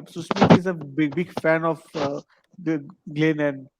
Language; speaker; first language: English; non-native, local second language; Bangla